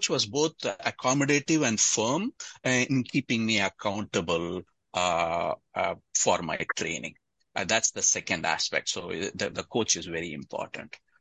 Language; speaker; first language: English; non-native, local second language; Tamil